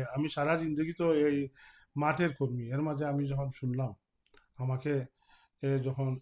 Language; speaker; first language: Bangla; native; Bangla